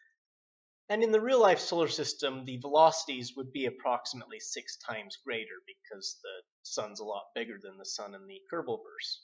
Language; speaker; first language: English; native; English